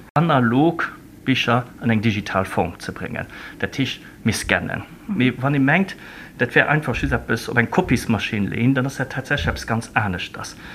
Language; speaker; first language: Luxembourgish; native; Luxembourgish